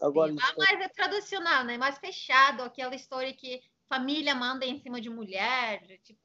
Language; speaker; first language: Portuguese; non-native, fluent; Turkish